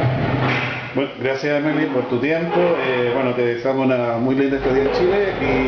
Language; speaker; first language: Spanish; native; Spanish